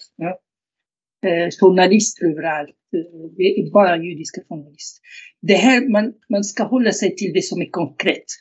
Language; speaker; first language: Swedish; non-native, fluent; Arabic